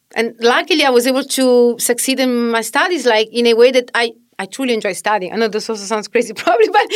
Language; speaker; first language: English; non-native, fluent; Italian